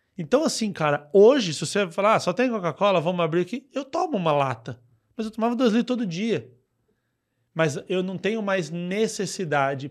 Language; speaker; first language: Portuguese; native; Portuguese